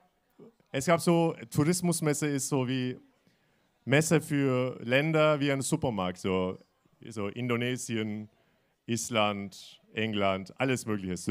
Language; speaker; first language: German; non-native, fluent; Turkish